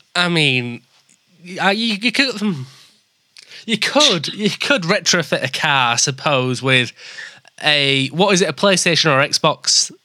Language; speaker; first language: English; native; English